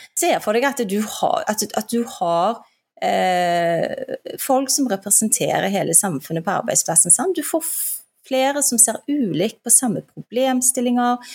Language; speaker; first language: Norwegian; early bilingual, other home language; Turkish